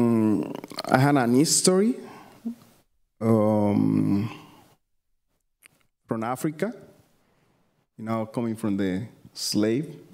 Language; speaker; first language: English; non-native, learner; Spanish